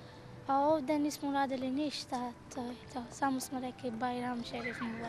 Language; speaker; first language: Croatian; non-native, learner; Persian